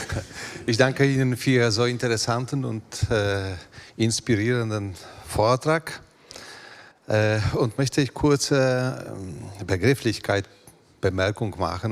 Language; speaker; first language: German; non-native, fluent; Polish